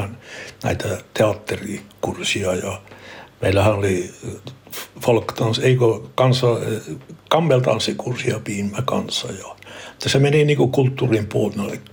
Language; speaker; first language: Finnish; early bilingual, heritage; Finnish